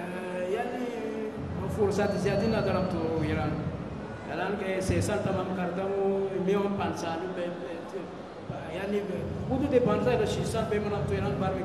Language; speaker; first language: Persian; non-native, learner; Malagasy